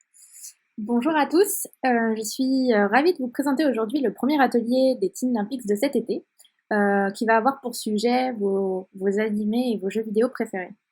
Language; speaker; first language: French; native; French